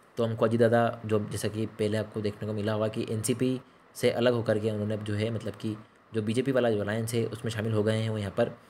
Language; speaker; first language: Hindi; native; Hindi